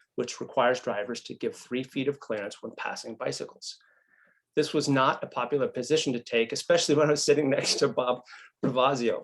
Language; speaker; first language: English; native; English